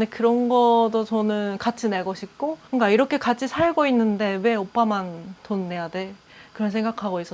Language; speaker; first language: Korean; non-native, fluent; Japanese